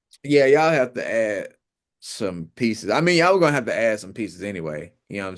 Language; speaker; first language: English; native; English